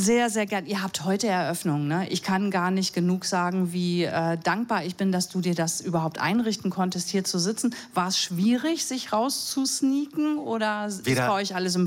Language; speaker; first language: German; native; German